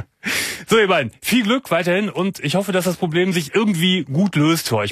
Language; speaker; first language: German; native; German